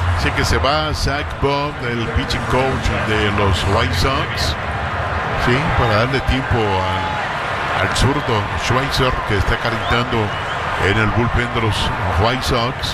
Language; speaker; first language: Spanish; native; Spanish